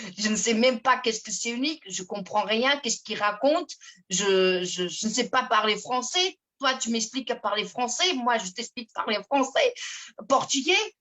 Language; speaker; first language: French; non-native, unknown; Portuguese